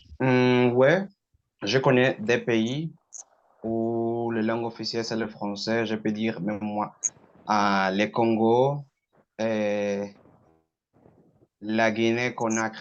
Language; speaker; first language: French; non-native, learner; Portuguese